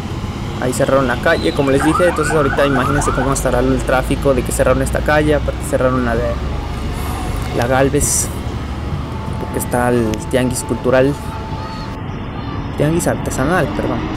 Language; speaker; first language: Spanish; native; Spanish